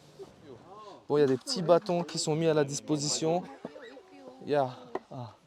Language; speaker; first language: French; native; French